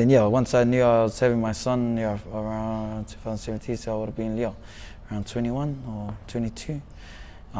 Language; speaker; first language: English; native; English